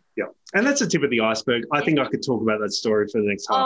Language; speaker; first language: English; native; English